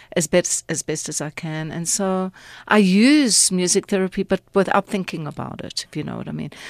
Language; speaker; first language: English; native; English